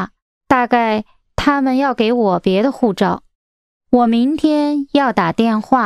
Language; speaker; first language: Chinese; non-native, learner; English